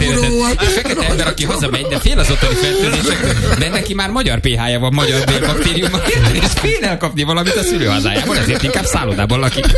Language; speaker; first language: Hungarian; native; Hungarian